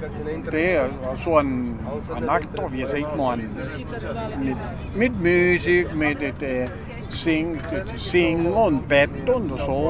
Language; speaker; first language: German; early bilingual, heritage; German